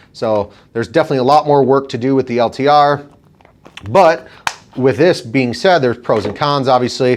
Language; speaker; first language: English; native; English